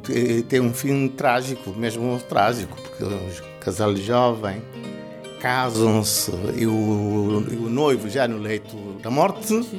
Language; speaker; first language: Portuguese; non-native, local second language; Kabuverdianu